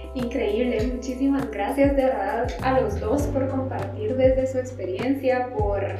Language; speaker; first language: Spanish; native; Spanish